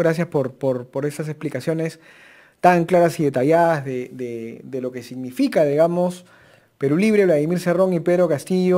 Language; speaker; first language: Spanish; native; Spanish